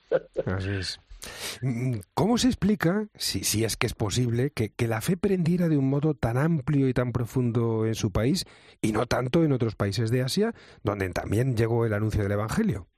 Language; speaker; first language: Spanish; native; Spanish